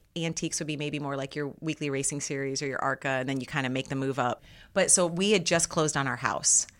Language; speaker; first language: English; native; English